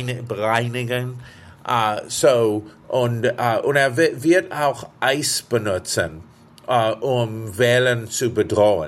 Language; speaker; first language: German; non-native, fluent; English